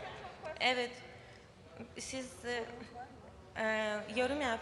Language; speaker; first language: Turkish; non-native, fluent; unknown